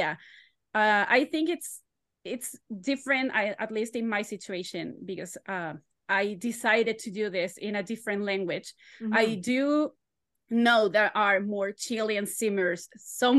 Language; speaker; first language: English; non-native, fluent; Spanish